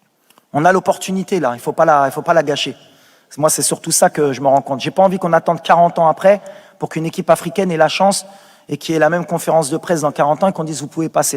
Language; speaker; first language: French; native; French